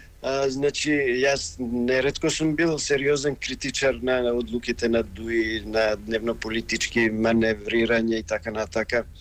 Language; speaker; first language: Macedonian; non-native, local second language; Albanian